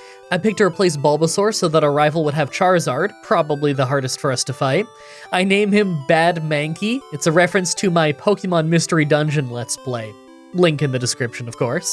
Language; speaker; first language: English; native; English